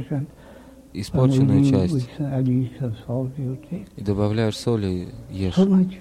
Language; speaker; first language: Russian; native; Russian